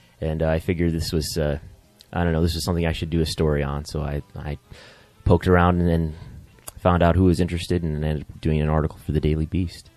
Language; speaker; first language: English; native; English